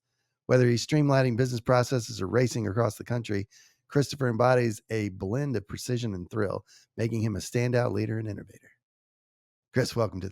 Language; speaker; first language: English; native; English